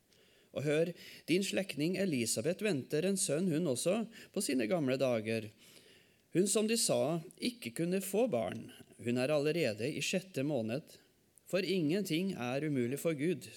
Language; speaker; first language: Norwegian; native; Norwegian